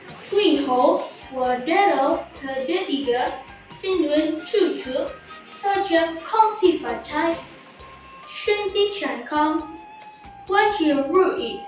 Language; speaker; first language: Chinese; non-native, learner; Indonesian